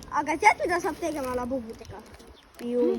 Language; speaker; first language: Estonian; early bilingual, other home language; Ukrainian